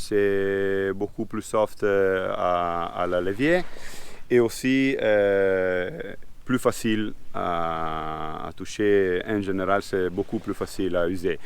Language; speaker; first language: French; non-native, learner; Italian